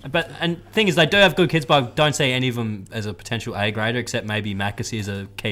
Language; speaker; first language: English; native; English